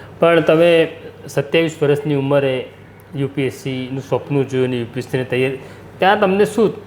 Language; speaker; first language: Gujarati; native; Gujarati